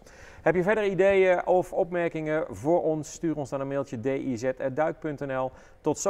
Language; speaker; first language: Dutch; native; Dutch